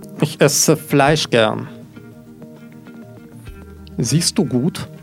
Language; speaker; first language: German; non-native, fluent; Russian